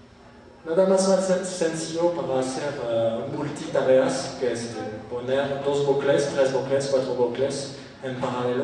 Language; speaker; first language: Spanish; non-native, fluent; French